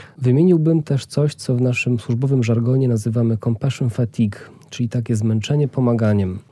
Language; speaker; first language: Polish; native; Polish